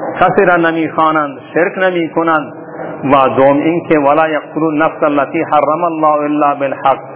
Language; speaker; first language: Persian; non-native, local second language; Baluchi